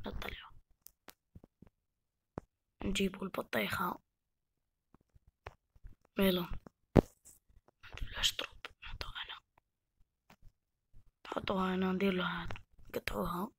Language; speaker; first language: Arabic; native; Arabic